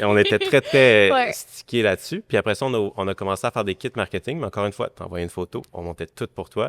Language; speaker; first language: French; native; French